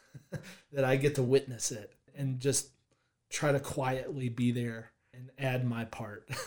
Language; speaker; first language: English; native; English